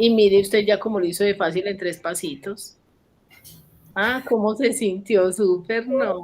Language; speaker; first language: Spanish; native; Spanish